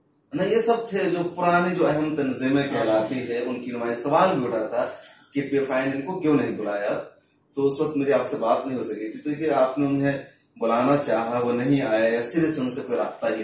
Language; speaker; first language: Hindi; native; Hindi